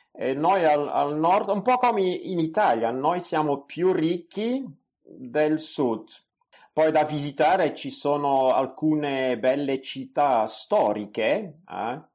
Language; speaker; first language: Italian; non-native, fluent; Dutch